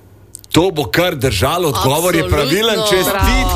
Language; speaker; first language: Slovenian; native; Slovenian